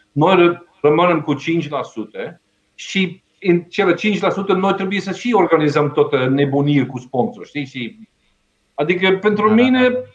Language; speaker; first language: Romanian; non-native, fluent; Dutch